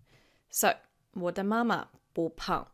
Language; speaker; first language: Chinese; non-native, fluent; English